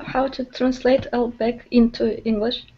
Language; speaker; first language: English; non-native, learner; Russian